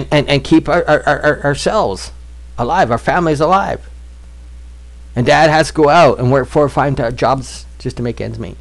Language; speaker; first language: English; native; English